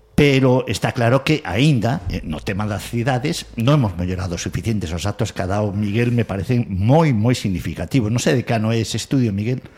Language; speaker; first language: Galician; non-native, local second language; Spanish